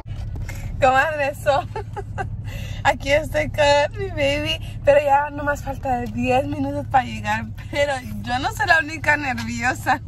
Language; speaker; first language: Spanish; early bilingual, heritage; Spanish